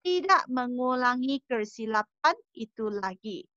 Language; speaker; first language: Malay; non-native, local second language; Chinese